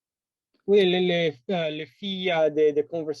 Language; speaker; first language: French; non-native, learner; English